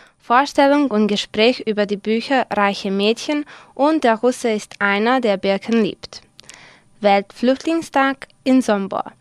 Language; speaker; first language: German; non-native, fluent; Serbian